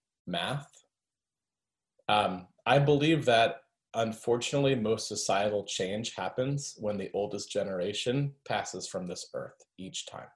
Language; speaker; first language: English; native; English